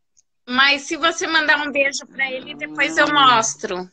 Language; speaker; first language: Portuguese; native; Portuguese